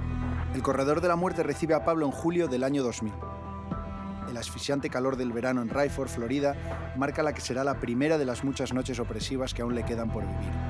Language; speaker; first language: Spanish; native; Spanish